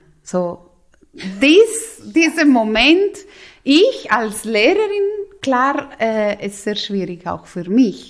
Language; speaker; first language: German; non-native, local second language; Italian